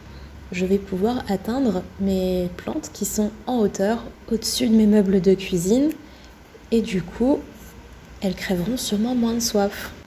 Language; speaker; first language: French; native; French